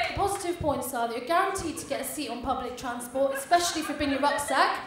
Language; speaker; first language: English; native; English